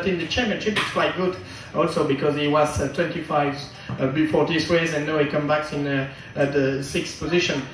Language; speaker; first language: English; non-native, fluent; French